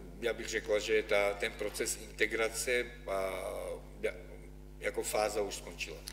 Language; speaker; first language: Czech; non-native, fluent; Ukrainian